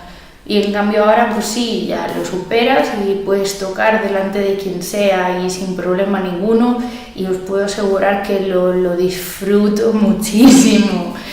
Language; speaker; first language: Spanish; native; Spanish